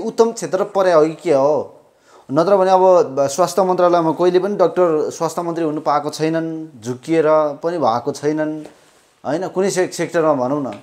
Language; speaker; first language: Nepali; native; Nepali